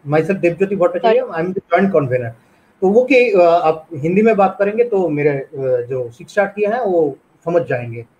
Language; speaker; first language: Hindi; non-native, local second language; Bangla